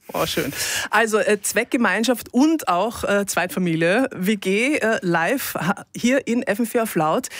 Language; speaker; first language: German; native; German